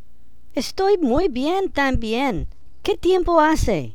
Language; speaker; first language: Spanish; non-native, learner; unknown